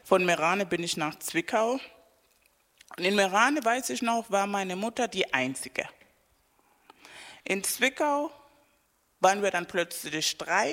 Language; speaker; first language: German; non-native, fluent; Spanish